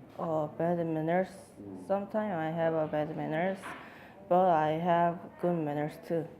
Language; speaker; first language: English; non-native, learner; Korean